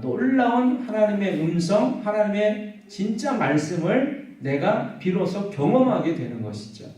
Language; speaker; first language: Korean; native; Korean